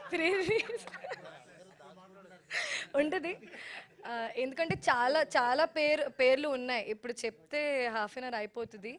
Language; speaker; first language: Telugu; non-native, learner; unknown